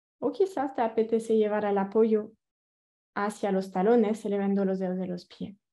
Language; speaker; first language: Spanish; non-native, fluent; French